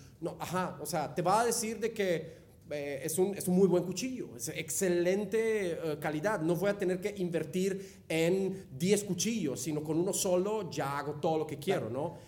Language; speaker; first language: Spanish; non-native, fluent; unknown